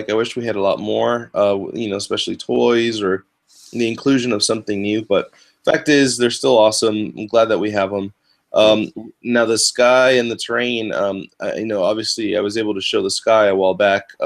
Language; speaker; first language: English; native; English